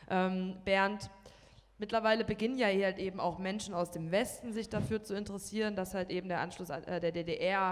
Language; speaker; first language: German; native; German